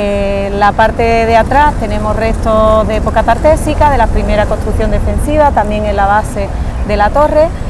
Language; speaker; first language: Spanish; native; Spanish